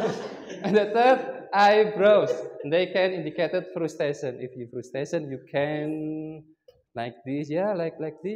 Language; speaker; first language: English; non-native, learner; Indonesian